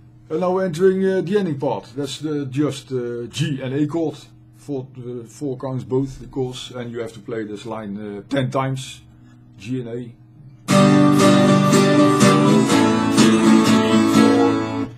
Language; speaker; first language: English; non-native, fluent; Dutch